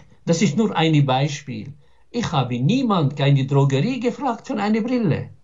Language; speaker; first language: German; non-native, fluent; Arabic